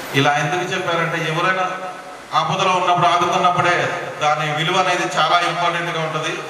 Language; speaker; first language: Telugu; native; Telugu